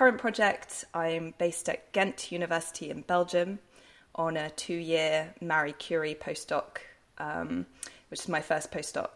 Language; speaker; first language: English; native; English